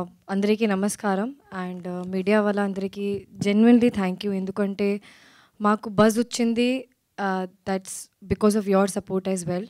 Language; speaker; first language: Telugu; non-native, learner; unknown